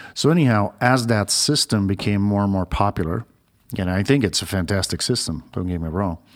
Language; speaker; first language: English; non-native, fluent; Dutch